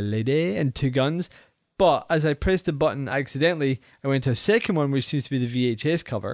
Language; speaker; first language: English; native; English